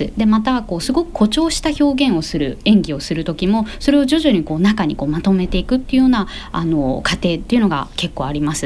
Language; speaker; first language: Japanese; native; Japanese